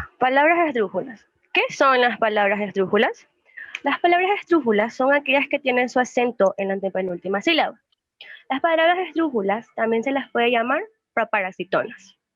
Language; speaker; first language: Spanish; native; Spanish